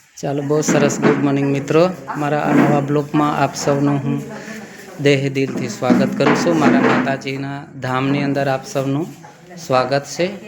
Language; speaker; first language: Gujarati; non-native, local second language; Gamit